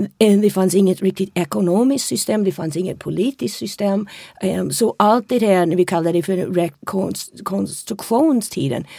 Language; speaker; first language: Swedish; non-native, fluent; English